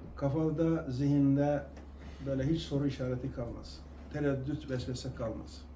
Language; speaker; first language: Turkish; non-native, local second language; Kurdish